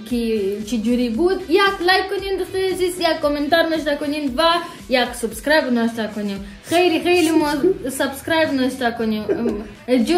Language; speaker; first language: Persian; non-native, learner; Romanian